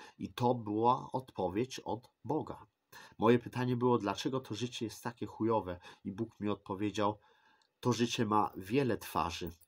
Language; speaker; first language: Polish; early bilingual, heritage; Polish